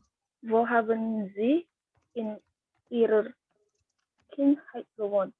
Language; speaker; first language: German; non-native, learner; Indonesian